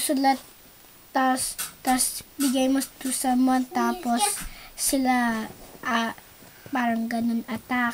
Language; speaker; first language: Filipino; early bilingual, heritage; Filipino